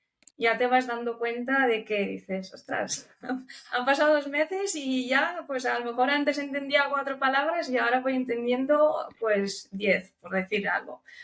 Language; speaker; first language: Spanish; early bilingual, other home language; Romanian